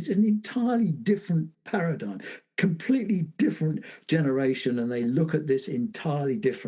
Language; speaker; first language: English; native; English